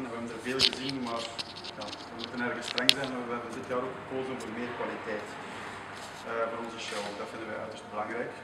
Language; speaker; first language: Dutch; native; Dutch